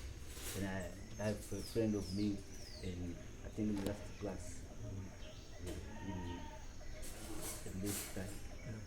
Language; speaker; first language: English; non-native, local second language; Swahili